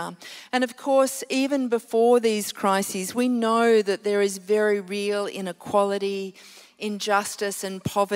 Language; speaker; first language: English; native; English